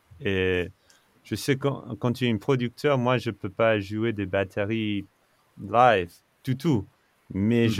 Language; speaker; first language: French; non-native, fluent; English